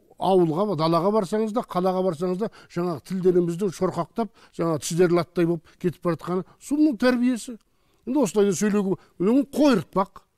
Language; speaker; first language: Kazakh; native; Kazakh